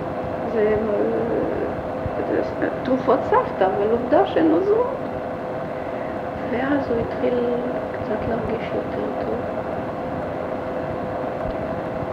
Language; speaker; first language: Hebrew; early bilingual, other home language; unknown